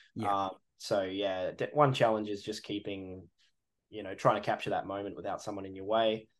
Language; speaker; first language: English; native; English